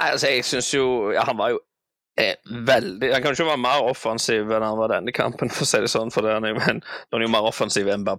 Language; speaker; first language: Norwegian; native; Norwegian